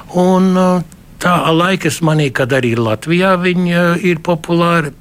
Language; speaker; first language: Latvian; early bilingual, heritage; Latvian